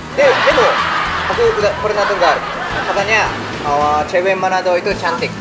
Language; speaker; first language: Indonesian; non-native, fluent; Japanese